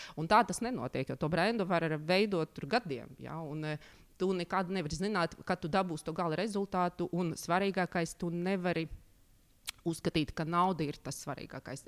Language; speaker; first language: Latvian; non-native, local second language; Russian